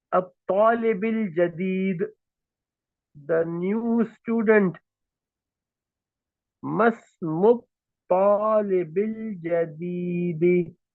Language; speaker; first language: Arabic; non-native, fluent; Urdu